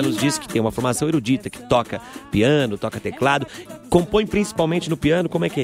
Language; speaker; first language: Portuguese; native; Portuguese